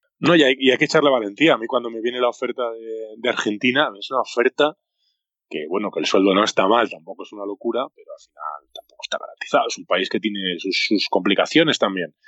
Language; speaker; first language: Spanish; native; Spanish